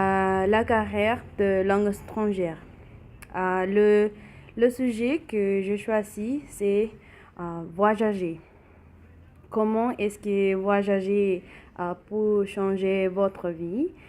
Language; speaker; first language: French; non-native, learner; Spanish